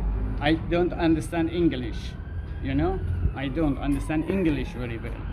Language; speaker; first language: English; non-native, learner; Persian